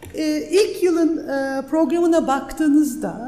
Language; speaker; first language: Turkish; native; Turkish